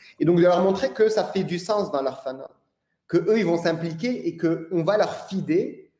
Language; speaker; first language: French; non-native, local second language; Arabic